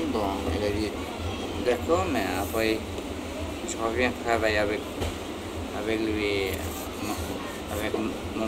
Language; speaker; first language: French; non-native, local second language; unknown